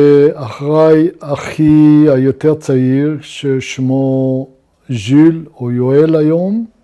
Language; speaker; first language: Hebrew; non-native, fluent; Luxembourgish